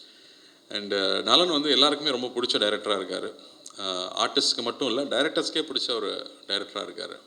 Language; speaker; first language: Tamil; native; Tamil